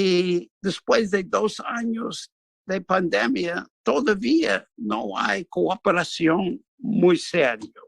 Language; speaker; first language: Spanish; non-native, fluent; English